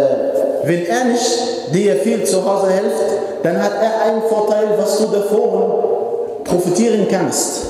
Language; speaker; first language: German; non-native, fluent; Arabic